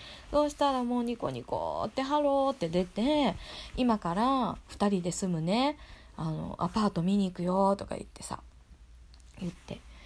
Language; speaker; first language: Japanese; native; Japanese